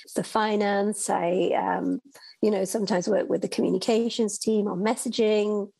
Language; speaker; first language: English; native; English